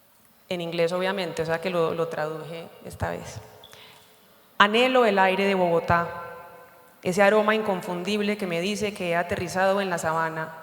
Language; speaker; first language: Spanish; native; Spanish